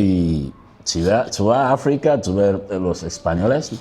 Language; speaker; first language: Spanish; non-native, learner; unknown